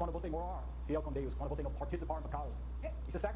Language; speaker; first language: Portuguese; non-native, learner; English